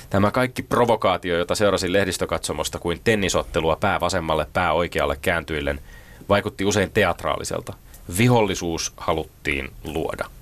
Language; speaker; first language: Finnish; native; Finnish